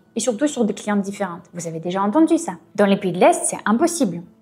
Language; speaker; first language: French; non-native, fluent; Russian